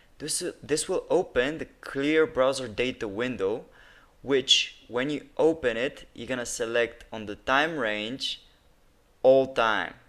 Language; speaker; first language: English; non-native, fluent; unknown